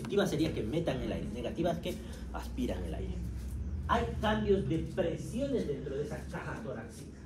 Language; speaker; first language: Spanish; native; Spanish